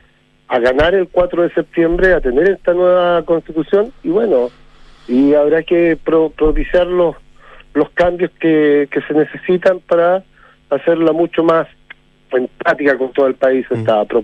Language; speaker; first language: Spanish; native; Spanish